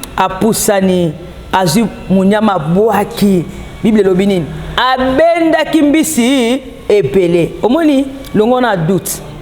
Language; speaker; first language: Lingala; native; Lingala